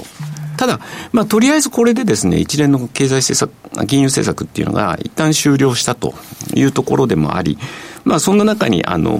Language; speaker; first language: Japanese; native; Japanese